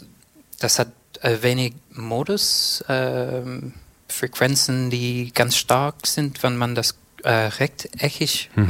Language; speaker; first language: German; non-native, learner; English